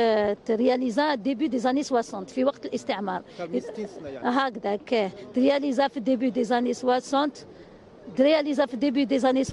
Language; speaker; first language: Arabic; native; Arabic